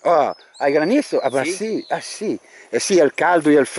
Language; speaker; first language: Spanish; non-native, learner; French